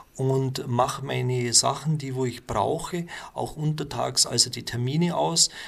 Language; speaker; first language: German; native; German